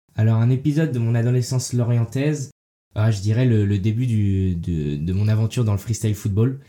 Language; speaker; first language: French; early bilingual, heritage; French